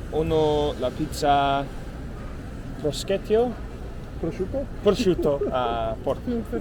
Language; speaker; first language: Italian; non-native, learner; English